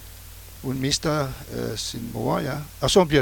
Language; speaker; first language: Danish; non-native, fluent; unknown